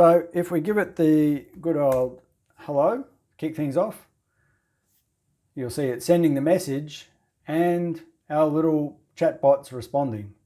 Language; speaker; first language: English; native; English